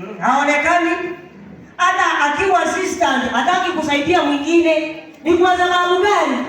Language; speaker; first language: Swahili; non-native, local second language; Gusii